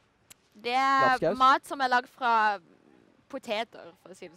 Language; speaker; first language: Norwegian; non-native, learner; Lithuanian